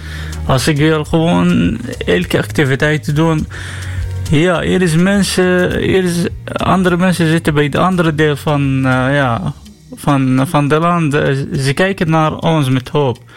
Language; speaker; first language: Dutch; non-native, learner; Arabic